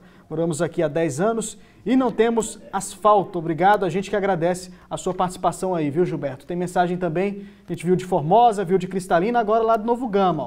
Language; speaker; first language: Portuguese; native; Portuguese